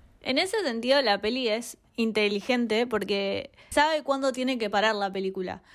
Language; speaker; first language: Spanish; native; Spanish